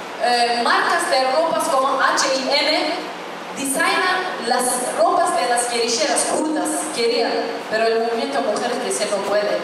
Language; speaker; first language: Spanish; non-native, fluent; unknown